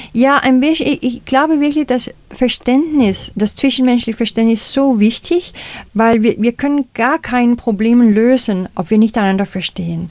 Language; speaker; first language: German; non-native, fluent; Danish